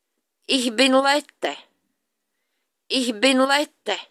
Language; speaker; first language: German; non-native, fluent; Latvian